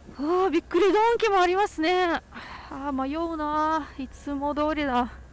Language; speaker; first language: Japanese; non-native, fluent; Russian